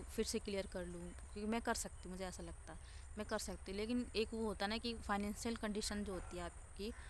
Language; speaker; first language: Hindi; native; Hindi